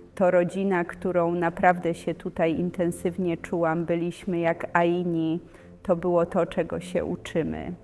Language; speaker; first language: Polish; non-native, fluent; Slovenian